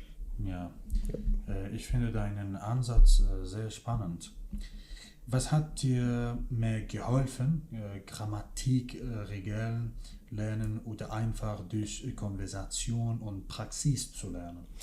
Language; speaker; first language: German; non-native, fluent; Kurdish